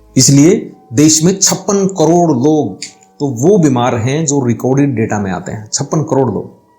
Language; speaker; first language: Hindi; native; Hindi